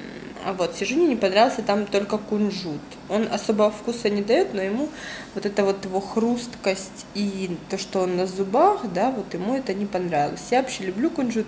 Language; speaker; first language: Russian; native; Russian